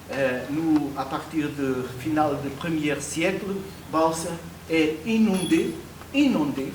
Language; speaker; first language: French; non-native, fluent; Portuguese